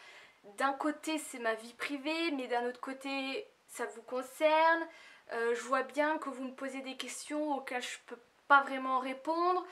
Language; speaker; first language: French; native; French